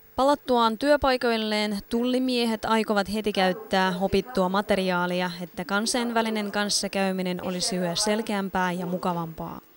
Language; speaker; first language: Finnish; non-native, local second language; Russian